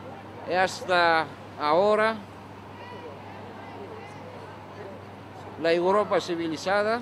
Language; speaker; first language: Spanish; non-native, fluent; Greek